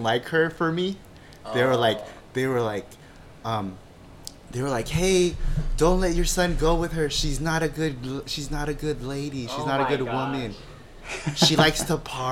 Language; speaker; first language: English; early bilingual, other home language; Filipino